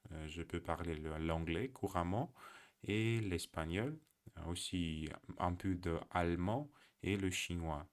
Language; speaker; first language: French; non-native, learner; Russian